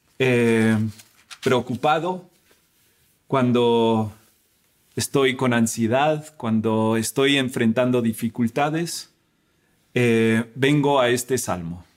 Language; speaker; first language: Spanish; native; Spanish